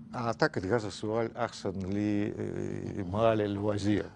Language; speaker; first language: Arabic; non-native, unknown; Russian